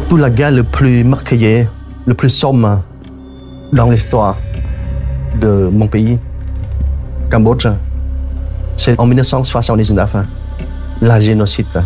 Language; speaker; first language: French; non-native, fluent; Khmer